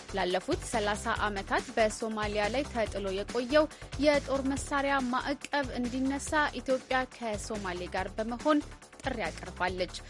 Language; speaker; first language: Amharic; native; Amharic